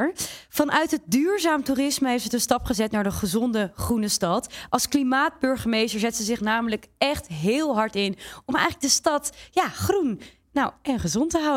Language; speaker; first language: Dutch; native; Dutch